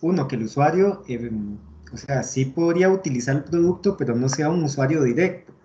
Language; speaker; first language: Spanish; native; Spanish